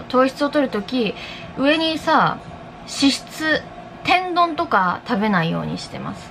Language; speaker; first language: Japanese; native; Japanese